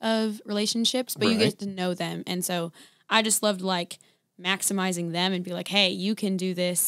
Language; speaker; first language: English; native; English